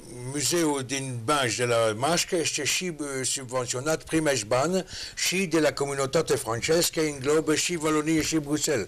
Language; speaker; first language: Romanian; non-native, learner; French